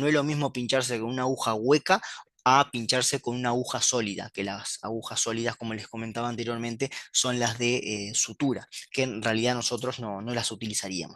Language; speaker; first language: Spanish; native; Spanish